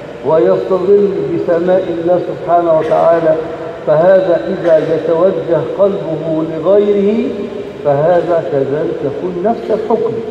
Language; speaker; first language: Arabic; native; Arabic